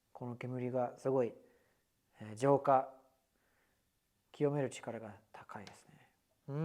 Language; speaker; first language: Japanese; non-native, fluent; English